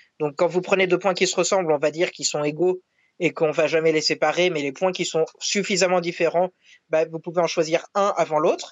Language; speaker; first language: French; native; French